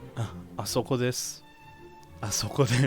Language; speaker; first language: Japanese; non-native, learner; English